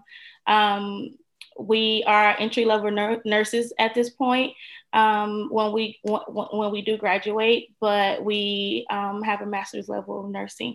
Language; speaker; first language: English; native; English